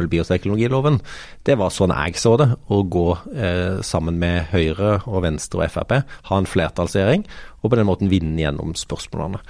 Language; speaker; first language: Norwegian; native; Norwegian